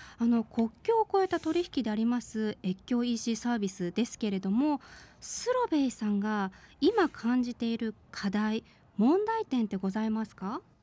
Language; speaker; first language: Japanese; native; Japanese